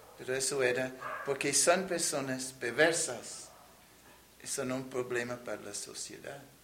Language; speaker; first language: Spanish; non-native, fluent; English